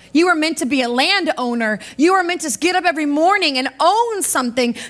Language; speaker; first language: English; native; English